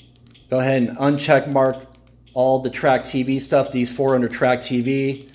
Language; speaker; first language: English; native; English